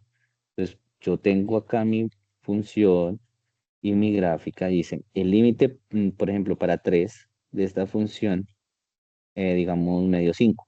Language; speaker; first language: Spanish; native; Spanish